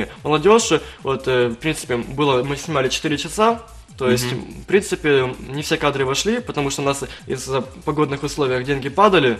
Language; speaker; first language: Russian; native; Russian